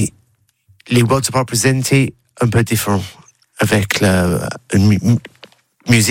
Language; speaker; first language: French; non-native, learner; English